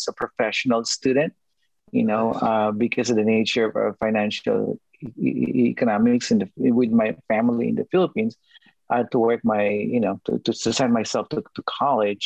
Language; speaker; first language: English; non-native, local second language; Filipino